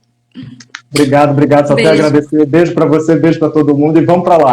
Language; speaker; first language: Portuguese; native; Portuguese